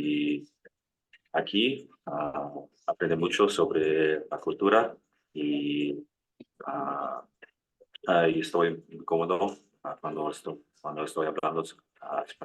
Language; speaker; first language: Spanish; non-native, learner; English